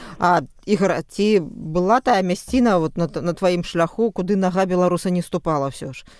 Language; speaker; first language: Belarusian; non-native, local second language; Russian